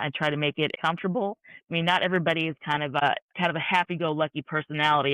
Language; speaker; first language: English; native; English